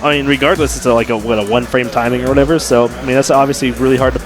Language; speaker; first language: English; native; English